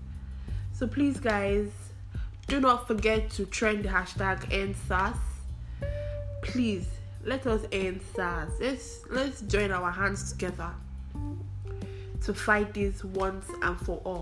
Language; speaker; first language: English; non-native, local second language; Igbo